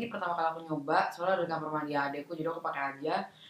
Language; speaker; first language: Indonesian; early bilingual, heritage; Indonesian